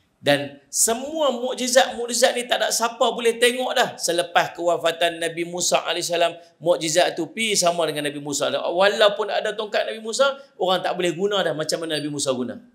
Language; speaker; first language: Malay; native; Malay